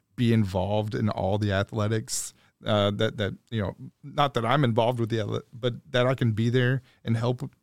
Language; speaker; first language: English; native; English